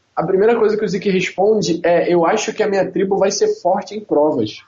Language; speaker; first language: Portuguese; native; Portuguese